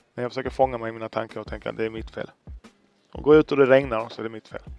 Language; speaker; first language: Swedish; native; Swedish